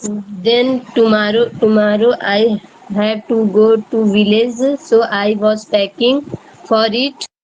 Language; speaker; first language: English; non-native, learner; Hindi